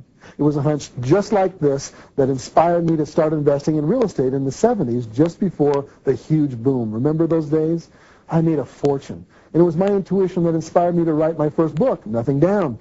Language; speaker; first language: English; native; English